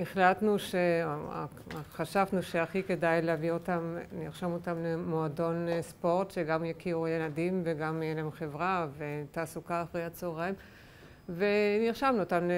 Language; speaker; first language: Hebrew; non-native, fluent; German